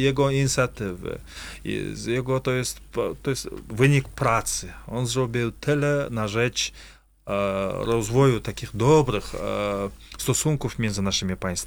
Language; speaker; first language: Polish; non-native, fluent; Kazakh